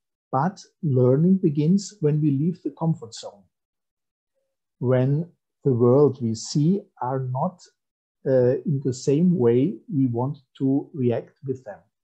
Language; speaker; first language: English; non-native, fluent; German